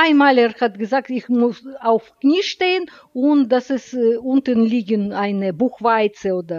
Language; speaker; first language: German; non-native, learner; Russian